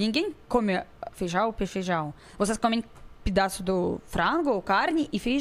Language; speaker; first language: Portuguese; non-native, learner; Russian